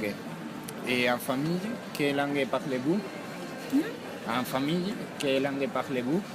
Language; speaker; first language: French; non-native, learner; Spanish